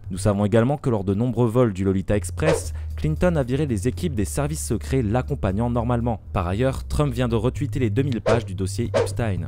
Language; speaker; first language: French; native; French